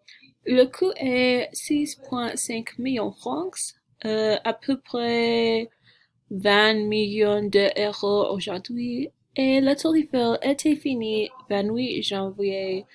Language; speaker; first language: French; non-native, learner; English